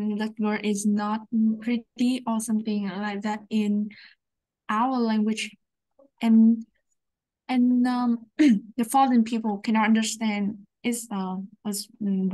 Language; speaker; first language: English; non-native, learner; Vietnamese